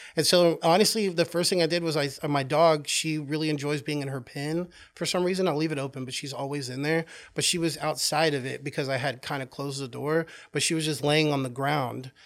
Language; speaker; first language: English; native; English